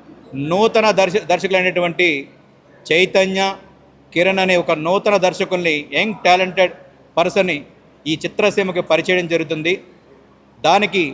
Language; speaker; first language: Telugu; native; Telugu